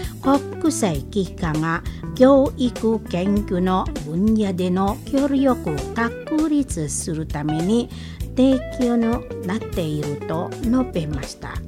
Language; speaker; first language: Japanese; non-native, learner; Indonesian